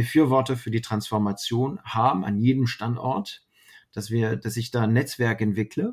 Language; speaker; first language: German; non-native, fluent; French